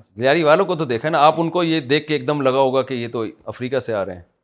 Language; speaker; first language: Urdu; native; Urdu